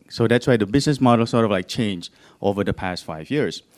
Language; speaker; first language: English; non-native, fluent; Indonesian